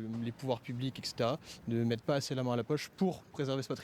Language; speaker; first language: French; native; French